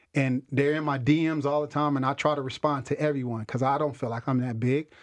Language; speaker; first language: English; native; English